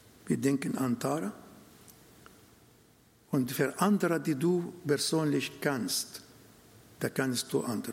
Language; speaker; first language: German; non-native, learner; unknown